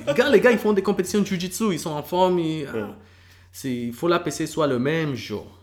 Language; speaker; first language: French; early bilingual, other home language; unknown